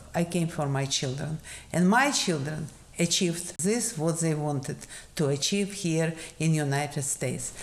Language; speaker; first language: English; non-native, fluent; Russian